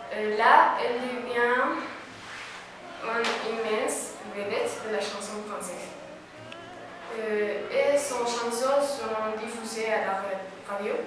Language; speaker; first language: French; non-native, learner; Spanish